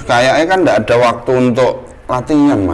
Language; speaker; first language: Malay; non-native, local second language; Javanese